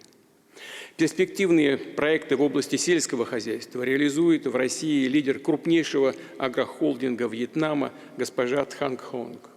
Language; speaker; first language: Russian; native; Russian